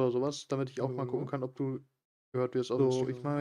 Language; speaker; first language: German; native; German